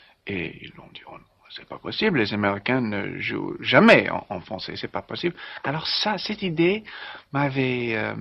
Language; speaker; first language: French; non-native, learner; English